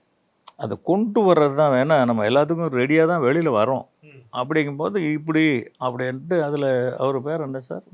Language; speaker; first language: Tamil; native; Tamil